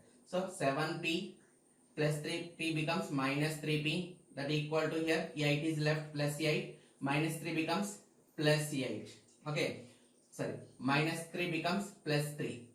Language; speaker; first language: English; non-native, local second language; Telugu